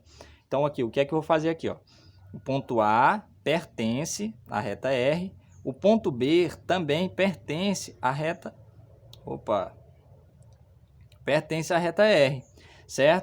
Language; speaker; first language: Portuguese; native; Portuguese